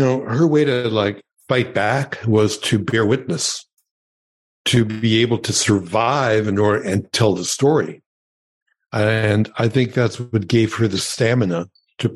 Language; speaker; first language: English; early bilingual, other home language; Yiddish